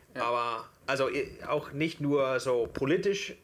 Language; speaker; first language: German; non-native, fluent; English